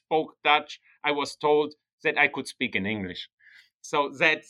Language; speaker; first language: English; non-native, fluent; German